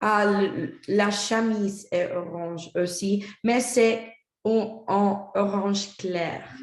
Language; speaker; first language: French; non-native, learner; Spanish